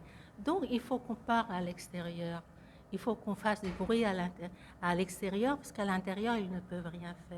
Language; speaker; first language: French; non-native, fluent; Lao